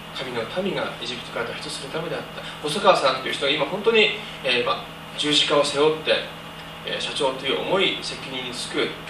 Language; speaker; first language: Japanese; native; Japanese